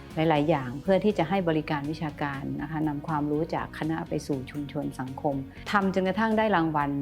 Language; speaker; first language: Thai; native; Thai